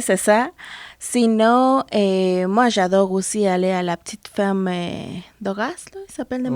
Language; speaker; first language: French; non-native, fluent; Spanish